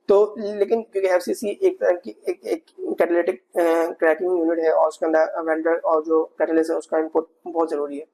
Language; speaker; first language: Urdu; native; Urdu